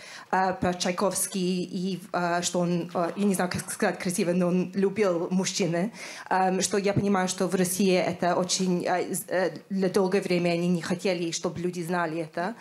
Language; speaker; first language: Russian; non-native, learner; English